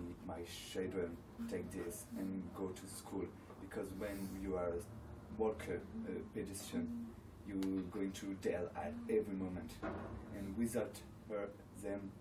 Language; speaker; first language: English; non-native, learner; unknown